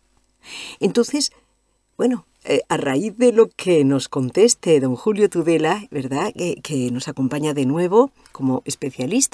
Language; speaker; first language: Spanish; native; Spanish